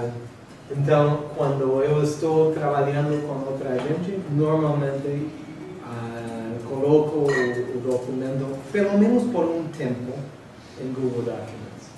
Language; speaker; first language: Portuguese; non-native, fluent; English